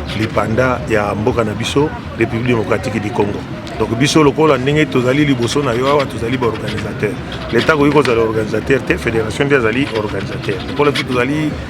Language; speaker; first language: Lingala; native; Lingala